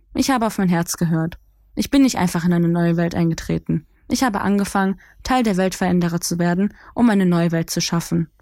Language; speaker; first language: German; early bilingual, other home language; Kurdish